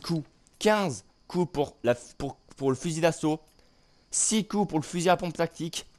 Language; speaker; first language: French; native; French